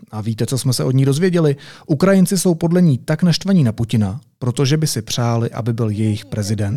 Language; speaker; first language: Czech; native; Czech